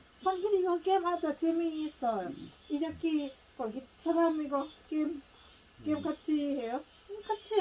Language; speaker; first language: Korean; non-native, learner; Lao